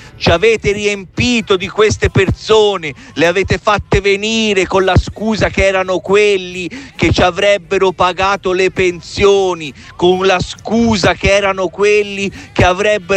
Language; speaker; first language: Italian; native; Italian